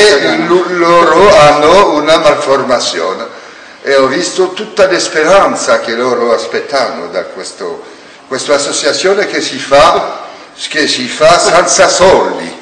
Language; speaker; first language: Italian; non-native, learner; French